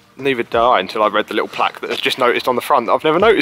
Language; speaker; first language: English; native; English